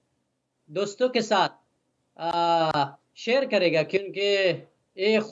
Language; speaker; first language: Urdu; non-native, learner; Persian